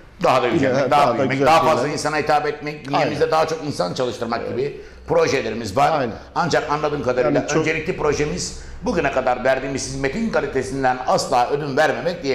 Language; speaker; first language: Turkish; native; Turkish